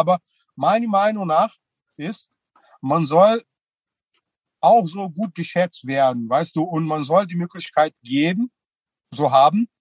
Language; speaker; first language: German; non-native, fluent; Portuguese